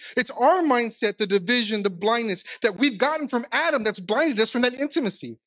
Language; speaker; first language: English; native; English